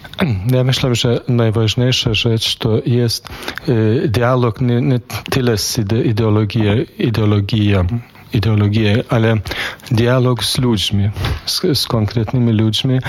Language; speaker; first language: Polish; non-native, fluent; Lithuanian